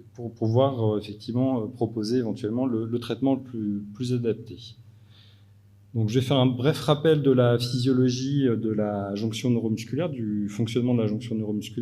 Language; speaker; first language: French; native; French